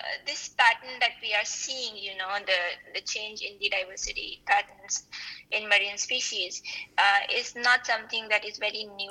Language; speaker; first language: English; non-native, local second language; Hindi